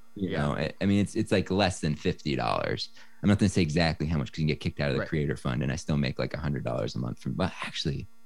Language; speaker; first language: English; native; English